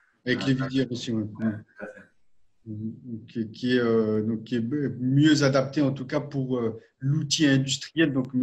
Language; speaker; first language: French; native; French